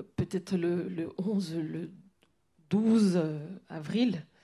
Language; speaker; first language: French; non-native, local second language; Kinyarwanda